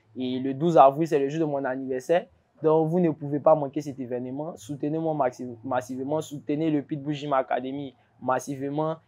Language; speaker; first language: French; native; French